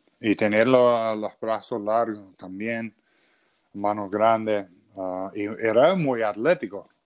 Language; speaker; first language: Spanish; early bilingual, other home language; English